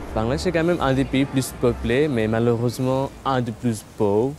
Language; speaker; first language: French; non-native, learner; Bangla